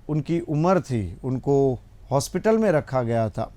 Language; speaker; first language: Hindi; non-native, local second language; Gujarati